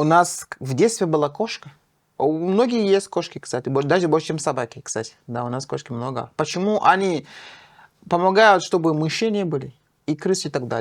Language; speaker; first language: Russian; non-native, fluent; French